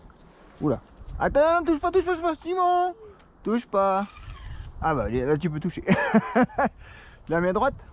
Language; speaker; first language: French; native; French